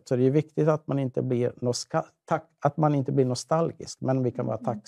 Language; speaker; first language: Swedish; native; Swedish